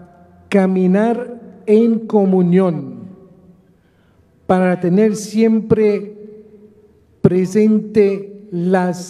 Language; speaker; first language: Spanish; non-native, fluent; Maltese